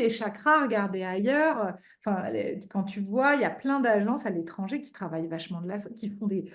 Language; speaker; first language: French; native; French